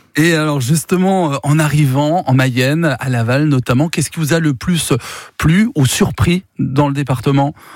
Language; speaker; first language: French; native; French